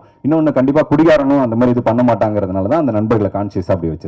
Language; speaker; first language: Tamil; native; Tamil